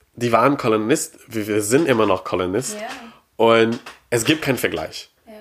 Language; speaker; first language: German; non-native, fluent; English